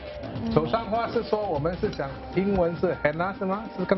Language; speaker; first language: Chinese; non-native, local second language; Tamil